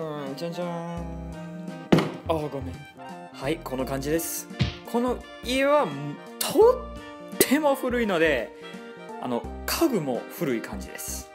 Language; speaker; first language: Japanese; non-native, fluent; English